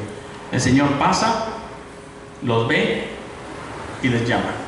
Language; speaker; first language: Spanish; native; Spanish